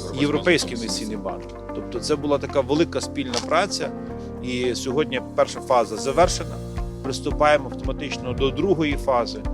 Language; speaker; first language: Ukrainian; native; Ukrainian